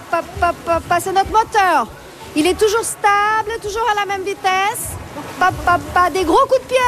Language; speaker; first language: French; non-native, fluent; Portuguese